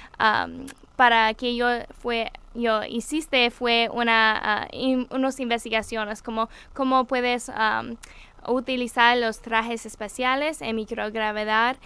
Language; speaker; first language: Spanish; non-native, learner; English